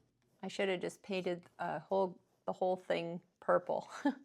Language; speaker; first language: English; native; English